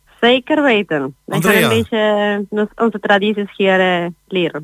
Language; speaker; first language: Dutch; non-native, learner; Spanish